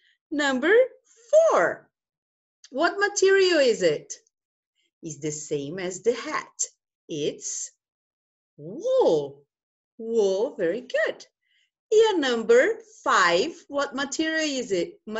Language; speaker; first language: English; non-native, fluent; Portuguese